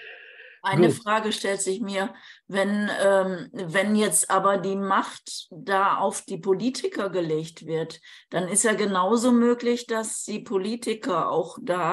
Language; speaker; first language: German; native; German